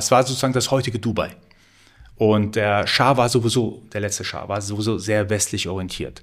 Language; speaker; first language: German; early bilingual, other home language; Persian